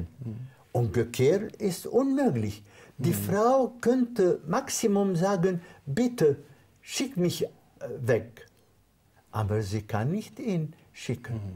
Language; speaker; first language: German; non-native, fluent; Arabic